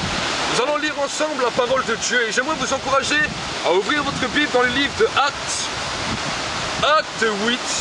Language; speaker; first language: French; native; French